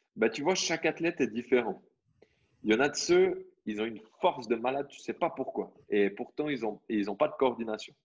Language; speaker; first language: French; native; French